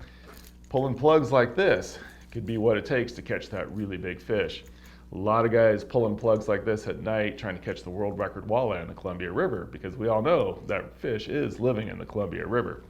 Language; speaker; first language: English; native; English